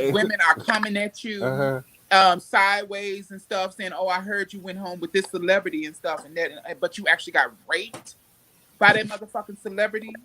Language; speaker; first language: English; native; English